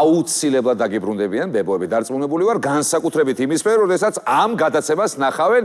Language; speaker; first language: Georgian; native; Georgian